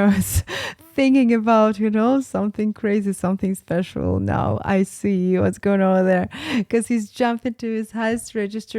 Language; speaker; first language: English; non-native, fluent; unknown